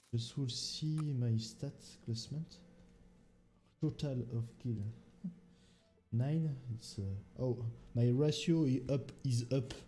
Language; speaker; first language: English; non-native, learner; French